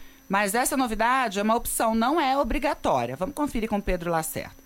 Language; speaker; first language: Portuguese; native; Portuguese